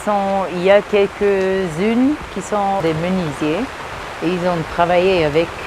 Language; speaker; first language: French; early bilingual, heritage; English